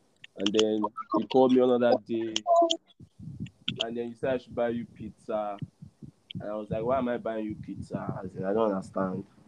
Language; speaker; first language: English; non-native, local second language; Yoruba